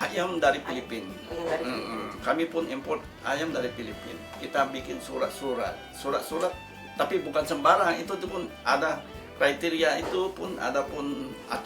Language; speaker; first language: Indonesian; non-native, fluent; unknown